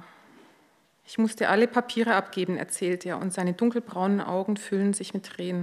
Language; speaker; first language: German; non-native, fluent; Hungarian